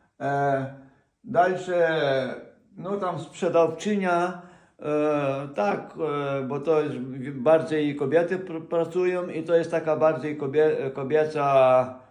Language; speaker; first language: Polish; non-native, fluent; Ukrainian